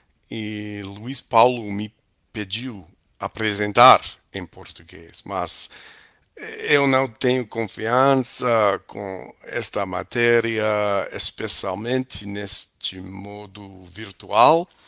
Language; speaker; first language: Portuguese; non-native, learner; English